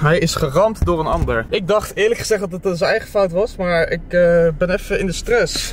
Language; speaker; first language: Dutch; native; Dutch